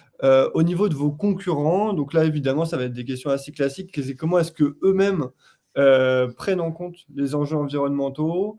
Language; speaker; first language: French; native; French